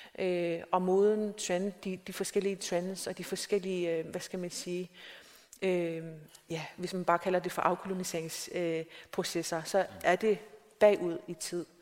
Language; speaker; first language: Danish; non-native, local second language; Kalaallisut